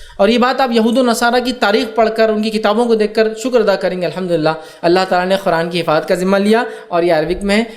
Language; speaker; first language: Urdu; native; Urdu